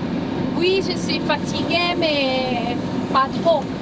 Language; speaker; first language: French; non-native, fluent; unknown